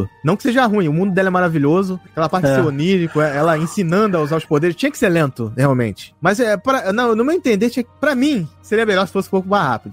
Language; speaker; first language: Portuguese; native; Portuguese